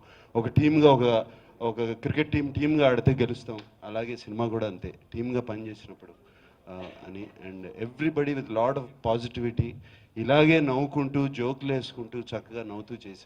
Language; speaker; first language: Telugu; native; Telugu